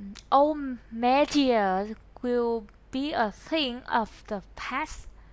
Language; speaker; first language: English; non-native, learner; Vietnamese